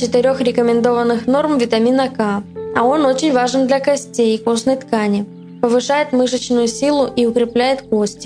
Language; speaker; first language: Russian; native; Russian